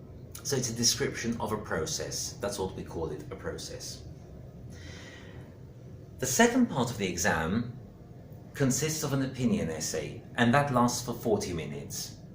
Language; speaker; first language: English; non-native, fluent; Greek